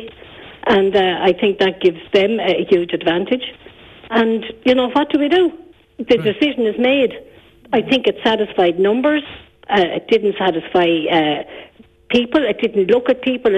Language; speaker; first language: English; native; English